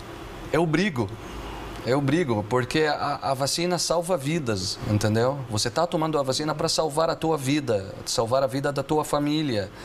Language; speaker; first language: Portuguese; non-native, fluent; Arabic